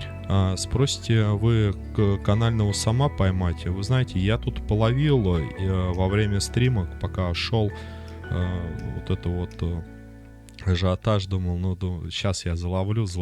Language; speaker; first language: Russian; native; Russian